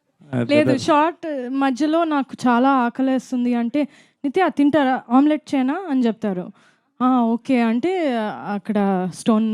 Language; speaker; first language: Telugu; non-native, fluent; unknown